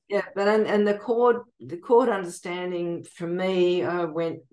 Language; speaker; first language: English; native; English